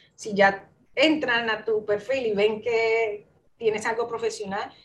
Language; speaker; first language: Spanish; native; Spanish